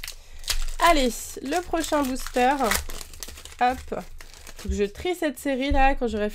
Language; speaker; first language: French; native; French